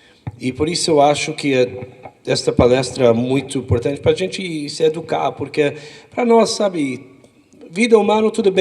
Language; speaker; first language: Portuguese; non-native, fluent; English